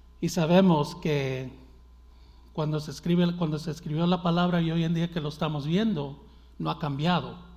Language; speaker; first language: Spanish; early bilingual, heritage; Spanish